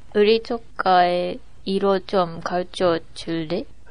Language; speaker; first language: Korean; non-native, learner; Japanese